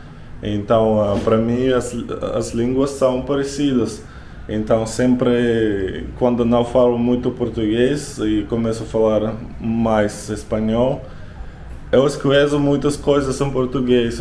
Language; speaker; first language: Portuguese; non-native, learner; Russian